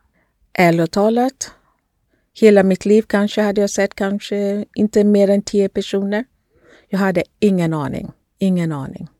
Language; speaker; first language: Swedish; non-native, fluent; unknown